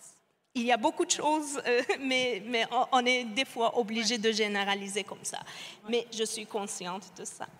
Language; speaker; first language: French; non-native, fluent; Persian